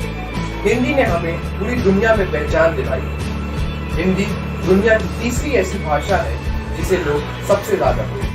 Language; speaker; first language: Hindi; native; Hindi